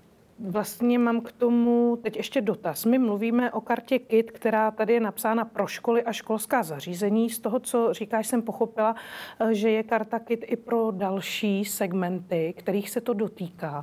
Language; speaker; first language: Czech; native; Czech